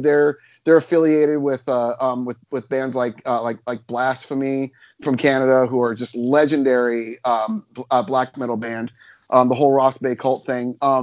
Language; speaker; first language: English; native; English